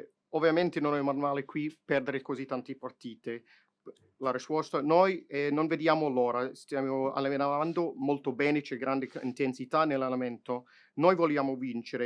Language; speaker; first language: Italian; non-native, fluent; English